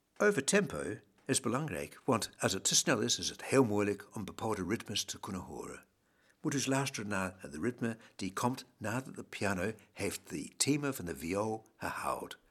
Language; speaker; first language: Dutch; non-native, fluent; English